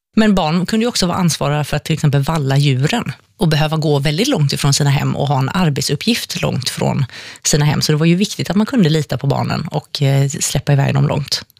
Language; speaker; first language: Swedish; native; Swedish